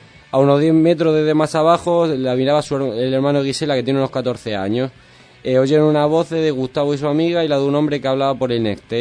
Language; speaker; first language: Spanish; native; Spanish